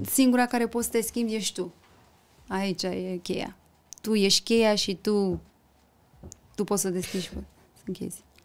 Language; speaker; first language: Romanian; early bilingual, heritage; Romanian